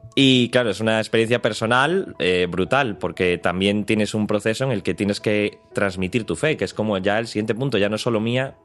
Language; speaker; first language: Spanish; native; Spanish